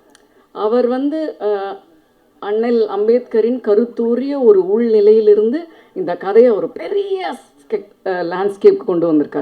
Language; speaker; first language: Tamil; native; Tamil